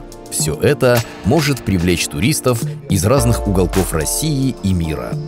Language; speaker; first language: Russian; native; Russian